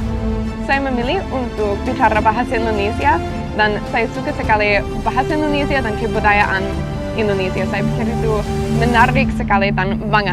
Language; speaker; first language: Indonesian; non-native, fluent; English